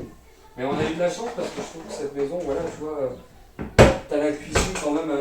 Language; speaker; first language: French; native; French